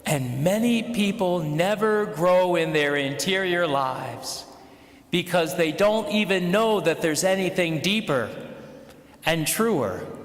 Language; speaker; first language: English; native; English